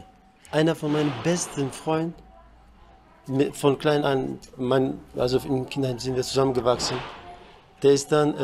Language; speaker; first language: German; early bilingual, heritage; Kurdish